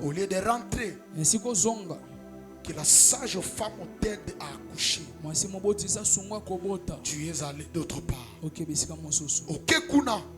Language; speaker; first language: French; non-native, local second language; Lingala